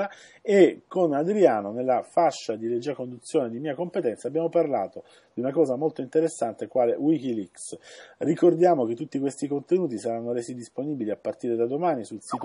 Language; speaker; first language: Italian; native; Italian